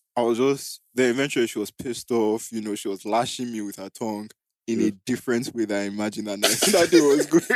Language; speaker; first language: English; non-native, local second language; Igbo